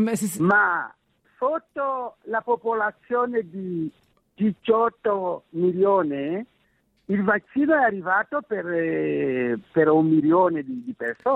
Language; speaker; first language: Italian; non-native, fluent; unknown